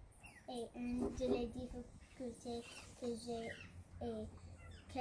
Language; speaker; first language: French; non-native, learner; English